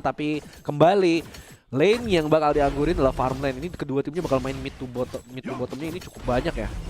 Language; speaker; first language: Indonesian; native; Indonesian